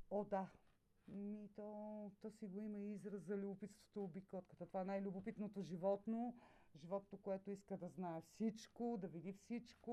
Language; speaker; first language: Bulgarian; native; Bulgarian